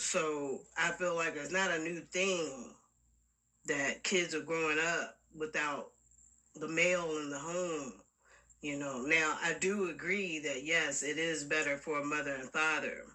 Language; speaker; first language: English; native; English